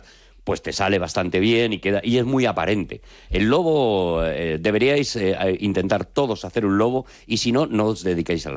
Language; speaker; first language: Spanish; native; Spanish